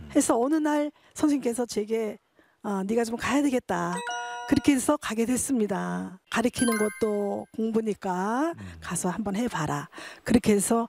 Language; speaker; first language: Korean; native; Korean